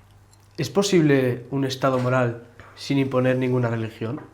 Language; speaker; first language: Spanish; native; Spanish